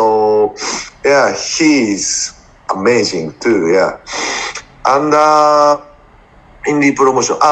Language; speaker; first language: English; non-native, learner; Japanese